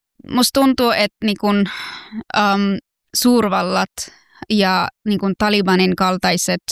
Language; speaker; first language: Finnish; non-native, fluent; Persian